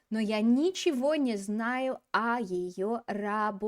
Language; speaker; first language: Russian; non-native, fluent; English